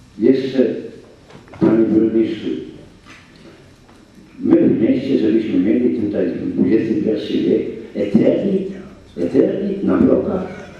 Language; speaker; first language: Polish; native; Polish